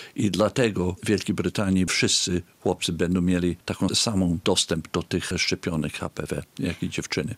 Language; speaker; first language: Polish; early bilingual, heritage; Polish